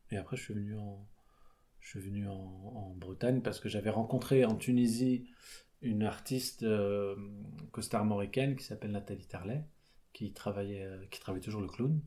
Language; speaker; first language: French; native; French